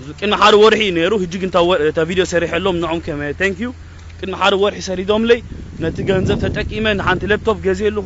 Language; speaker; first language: Tigrinya; early bilingual, heritage; Tigrinya